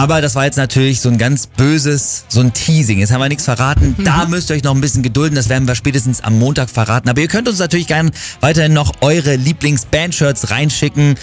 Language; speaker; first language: German; native; German